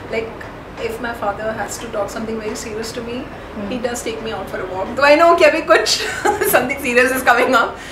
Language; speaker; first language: English; non-native, local second language; Hindi